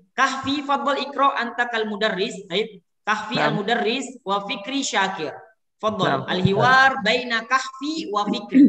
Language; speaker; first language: Arabic; non-native, fluent; Indonesian